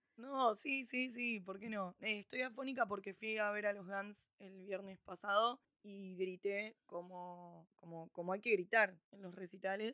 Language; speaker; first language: Spanish; native; Spanish